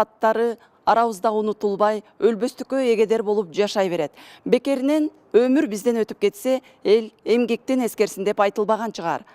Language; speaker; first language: Kyrgyz; native; Kyrgyz